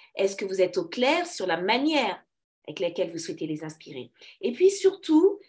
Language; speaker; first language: French; native; French